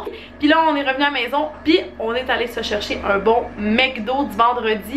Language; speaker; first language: French; native; French